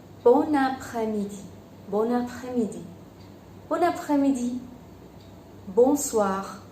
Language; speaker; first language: French; non-native, fluent; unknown